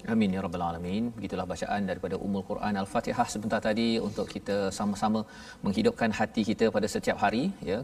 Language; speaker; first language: Malay; native; Malay